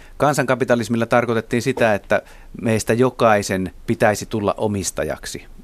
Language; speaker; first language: Finnish; native; Finnish